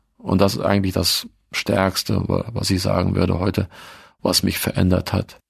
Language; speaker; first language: German; early bilingual, other home language; Russian